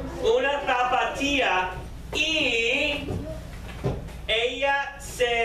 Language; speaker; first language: Spanish; non-native, fluent; English